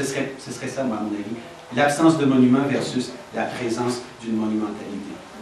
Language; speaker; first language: French; native; French